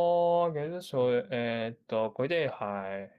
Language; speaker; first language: Chinese; non-native, learner; Japanese